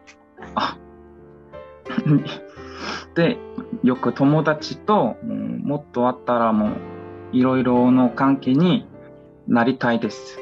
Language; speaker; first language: Japanese; non-native, learner; Korean